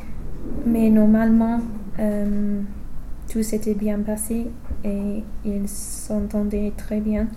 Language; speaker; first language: French; non-native, fluent; English